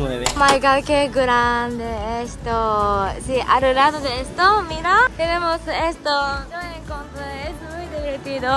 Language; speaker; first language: Spanish; non-native, learner; Japanese